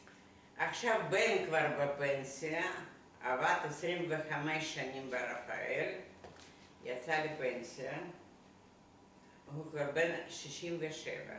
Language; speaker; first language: Hebrew; non-native, fluent; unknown